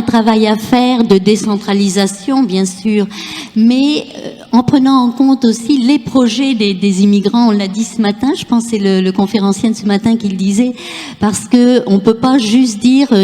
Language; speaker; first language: French; native; French